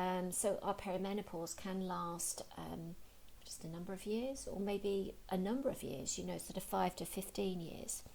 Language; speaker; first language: English; native; English